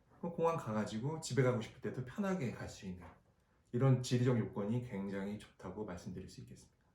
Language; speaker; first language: Korean; native; Korean